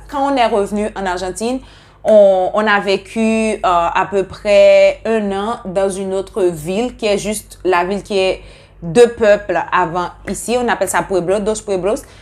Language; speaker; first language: French; non-native, local second language; Haitian Creole